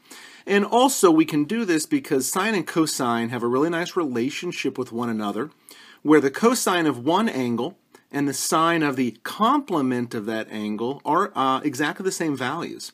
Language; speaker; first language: English; native; English